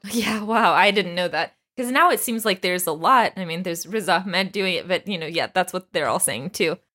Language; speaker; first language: English; early bilingual, other home language; Persian